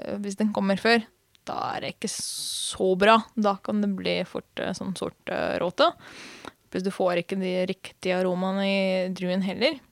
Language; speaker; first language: Norwegian; non-native, fluent; Hungarian